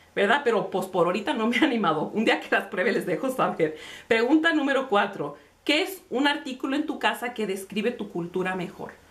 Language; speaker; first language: Spanish; early bilingual, heritage; Spanish